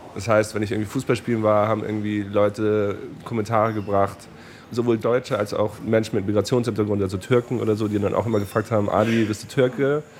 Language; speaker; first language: German; native; German